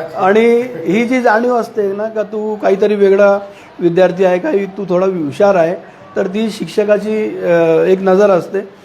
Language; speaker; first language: Marathi; non-native, local second language; Urdu